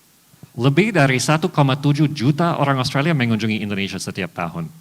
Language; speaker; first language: Indonesian; non-native, fluent; English